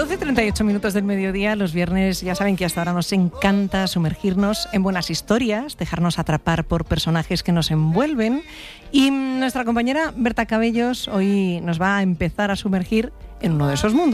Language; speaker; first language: Spanish; native; Spanish